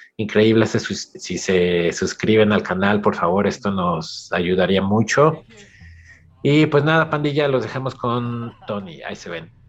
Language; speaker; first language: English; non-native, fluent; Spanish